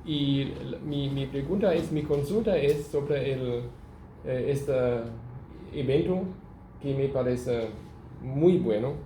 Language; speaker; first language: Spanish; non-native, fluent; German